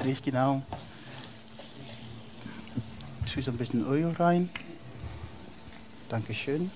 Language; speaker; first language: German; non-native, fluent; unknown